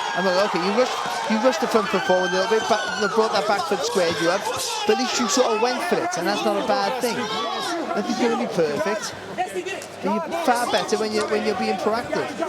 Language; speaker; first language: English; native; English